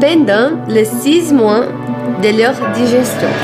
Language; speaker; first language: French; non-native, learner; Portuguese